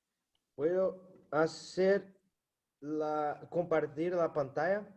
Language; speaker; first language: Spanish; non-native, fluent; Portuguese